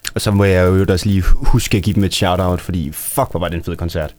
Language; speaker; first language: Danish; early bilingual, other home language; Icelandic